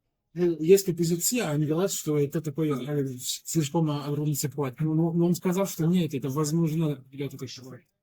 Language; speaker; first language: Russian; non-native, learner; French